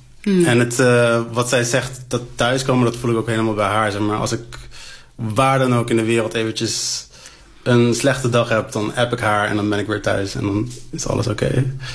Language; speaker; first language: Dutch; native; Dutch